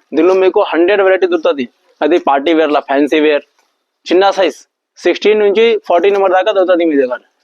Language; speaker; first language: Telugu; non-native, local second language; Urdu